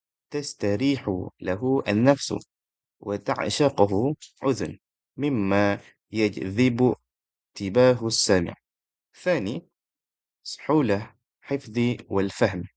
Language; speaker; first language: Arabic; non-native, local second language; Malay